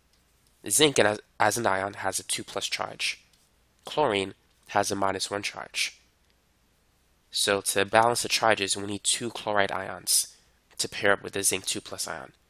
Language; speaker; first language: English; native; English